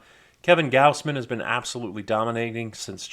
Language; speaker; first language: English; native; English